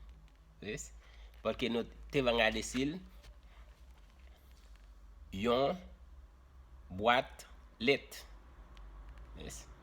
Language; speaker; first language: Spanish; non-native, fluent; Haitian Creole